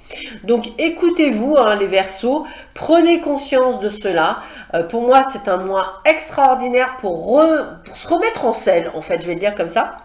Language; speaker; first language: French; native; French